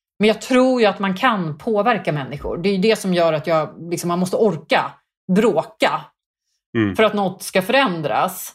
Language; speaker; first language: Swedish; early bilingual, other home language; Kurdish